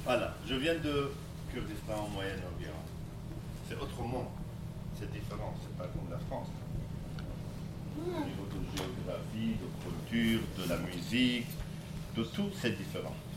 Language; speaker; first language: French; non-native, fluent; Kurdish